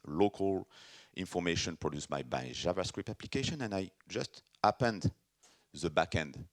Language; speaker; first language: English; non-native, fluent; French